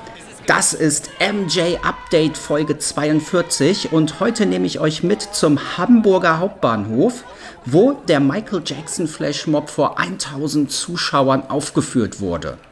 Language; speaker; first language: German; native; German